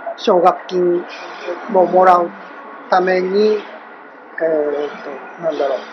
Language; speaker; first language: Japanese; native; Japanese